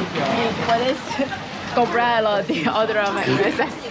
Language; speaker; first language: Spanish; non-native, fluent; Chinese